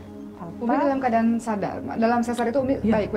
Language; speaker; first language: Indonesian; native; Indonesian